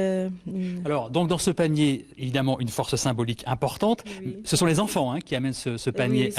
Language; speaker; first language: French; native; French